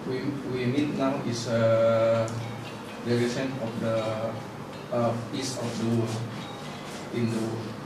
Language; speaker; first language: English; non-native, learner; Indonesian